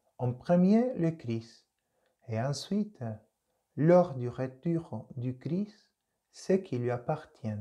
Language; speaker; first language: French; non-native, fluent; Spanish